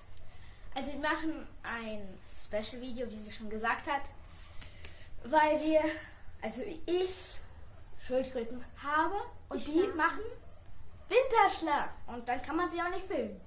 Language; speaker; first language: German; early bilingual, other home language; Russian